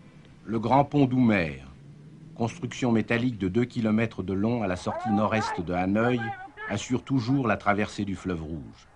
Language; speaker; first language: French; native; French